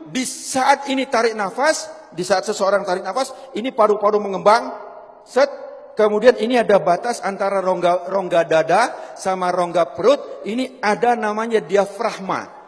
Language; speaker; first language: Indonesian; non-native, local second language; Javanese